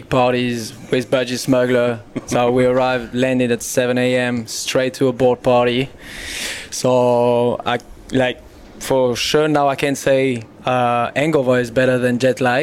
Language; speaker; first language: English; non-native, learner; French